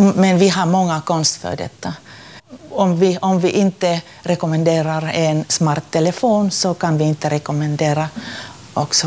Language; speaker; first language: Swedish; non-native, learner; Finnish